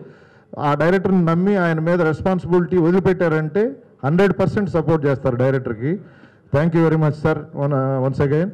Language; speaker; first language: Telugu; native; Telugu